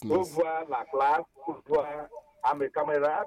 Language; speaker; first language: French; non-native, learner; Igbo